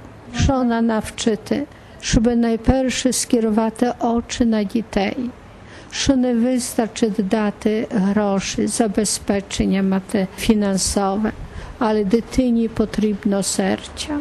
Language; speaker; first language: Polish; non-native, learner; Ukrainian